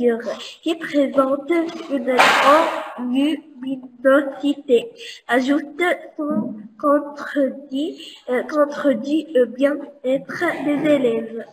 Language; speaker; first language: French; non-native, local second language; Arabic